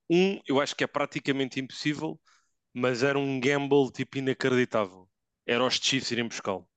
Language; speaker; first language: Portuguese; native; Portuguese